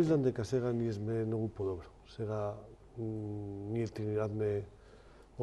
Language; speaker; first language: Macedonian; non-native, learner; Spanish